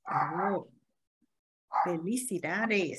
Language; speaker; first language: Spanish; non-native, learner; English